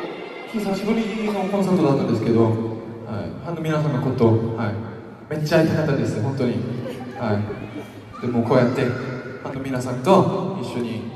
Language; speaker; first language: Japanese; non-native, fluent; Korean